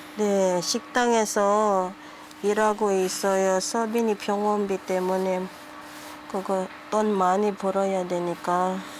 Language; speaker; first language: Korean; non-native, learner; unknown